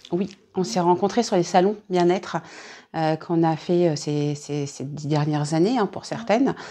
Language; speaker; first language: French; native; French